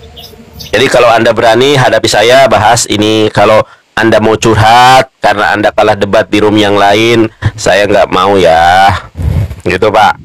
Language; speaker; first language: Indonesian; native; Indonesian